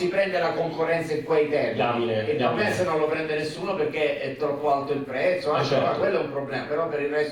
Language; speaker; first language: Italian; native; Italian